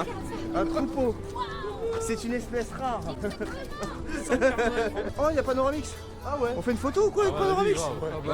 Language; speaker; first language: French; native; French